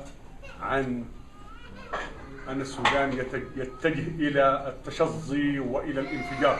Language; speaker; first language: Arabic; native; Arabic